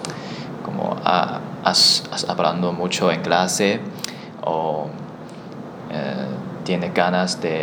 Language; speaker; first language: Spanish; non-native, learner; Chinese